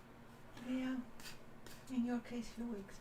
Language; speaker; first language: English; native; English